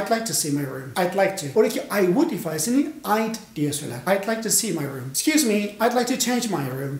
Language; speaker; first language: English; non-native, fluent; Turkish